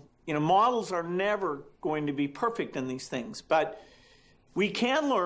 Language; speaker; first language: English; native; English